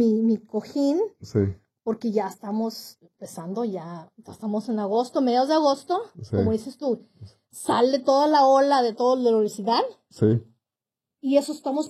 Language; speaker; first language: Spanish; early bilingual, heritage; Spanish